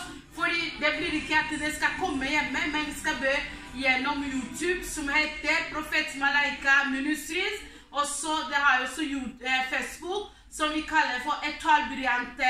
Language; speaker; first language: Swedish; non-native, learner; Swahili